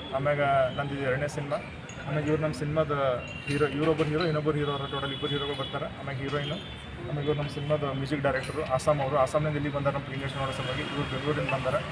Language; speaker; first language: Kannada; native; Kannada